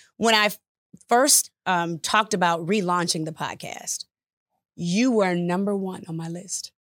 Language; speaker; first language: English; early bilingual, other home language; Upper Guinea Crioulo